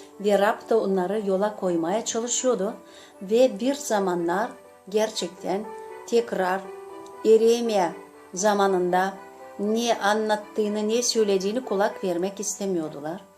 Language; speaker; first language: Turkish; non-native, fluent; Gagauz